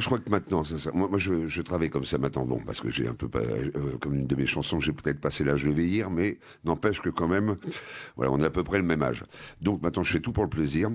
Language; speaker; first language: French; native; French